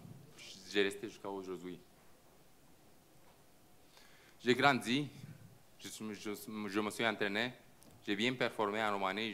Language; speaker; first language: French; non-native, fluent; Romanian